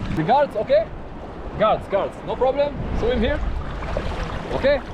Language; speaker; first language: English; non-native, learner; French